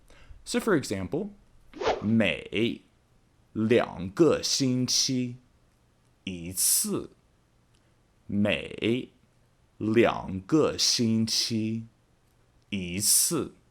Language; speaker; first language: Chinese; non-native, fluent; English